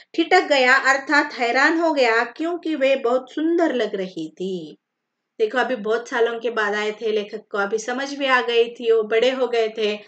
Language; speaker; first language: Hindi; non-native, local second language; Marathi